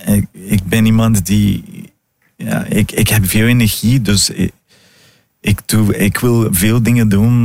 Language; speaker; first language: Dutch; non-native, fluent; Portuguese